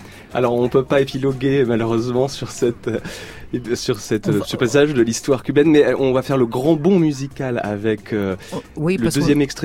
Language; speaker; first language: French; native; French